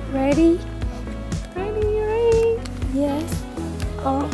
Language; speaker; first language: English; non-native, learner; Chinese